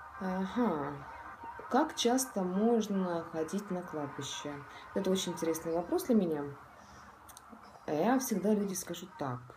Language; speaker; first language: Russian; non-native, local second language; Estonian